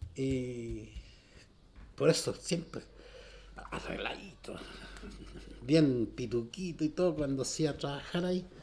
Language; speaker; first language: Spanish; native; Spanish